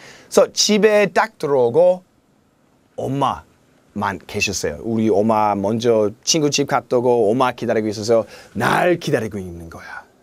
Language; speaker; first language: Korean; non-native, learner; English